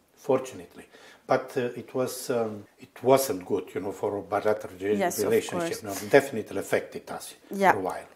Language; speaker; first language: English; non-native, fluent; Romanian